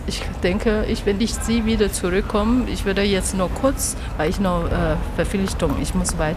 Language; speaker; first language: German; non-native, learner; Chinese